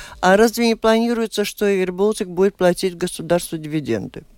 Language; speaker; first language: Russian; native; Russian